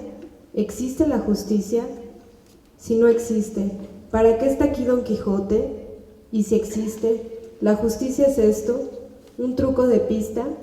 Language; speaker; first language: Spanish; native; Spanish